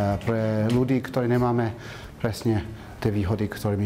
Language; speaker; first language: Slovak; non-native, fluent; English